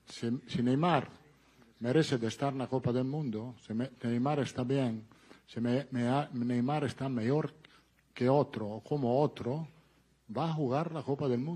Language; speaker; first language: Spanish; non-native, fluent; Italian